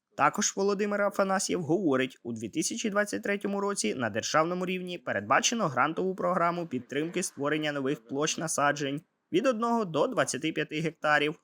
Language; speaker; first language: Ukrainian; native; Ukrainian